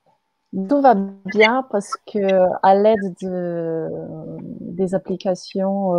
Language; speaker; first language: French; non-native, fluent; Slovenian